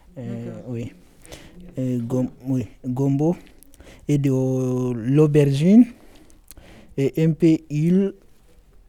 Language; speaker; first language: French; non-native, learner; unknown